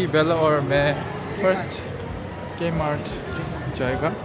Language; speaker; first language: Hindi; non-native, learner; Nepali